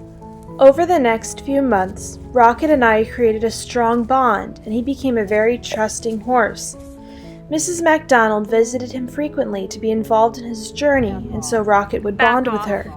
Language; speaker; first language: English; native; English